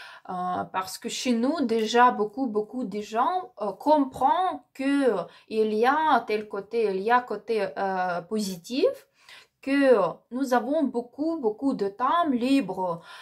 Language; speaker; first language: French; non-native, learner; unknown